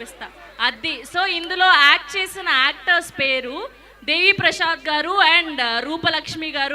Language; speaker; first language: Telugu; native; Telugu